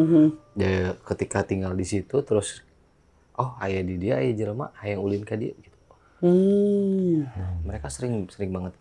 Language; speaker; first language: Indonesian; non-native, local second language; Sundanese